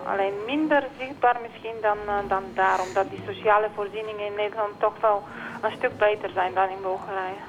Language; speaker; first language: Dutch; non-native, fluent; Bulgarian